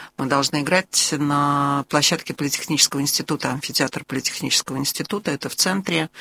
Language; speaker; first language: Russian; native; Russian